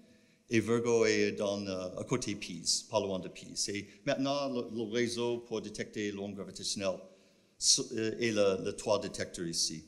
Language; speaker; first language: French; non-native, fluent; English